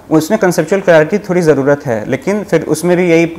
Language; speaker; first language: Hindi; native; Hindi